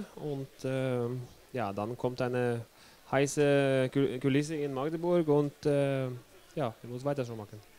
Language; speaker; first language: German; non-native, learner; Norwegian